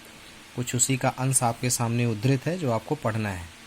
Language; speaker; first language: Hindi; native; Hindi